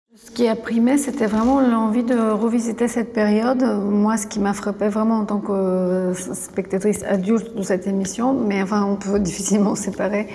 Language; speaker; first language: French; non-native, fluent; Bulgarian